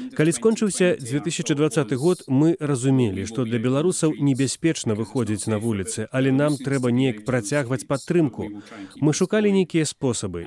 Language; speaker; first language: Belarusian; non-native, fluent; English